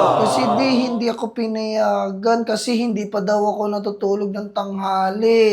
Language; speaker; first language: Filipino; native; Filipino